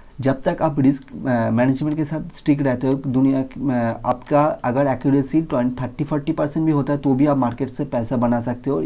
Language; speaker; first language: Hindi; non-native, local second language; Bangla